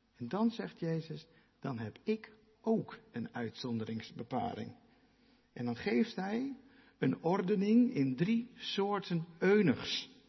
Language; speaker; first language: Dutch; non-native, local second language; Western Frisian